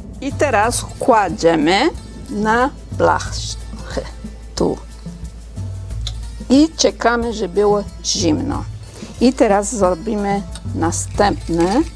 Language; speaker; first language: Polish; non-native, learner; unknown